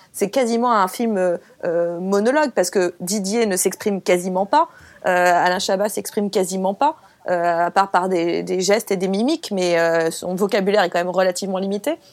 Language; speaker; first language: French; native; French